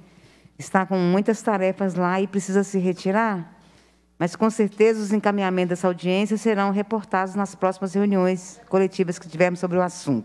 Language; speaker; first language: Portuguese; native; Portuguese